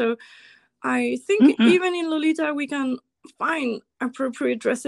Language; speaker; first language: English; non-native, fluent; French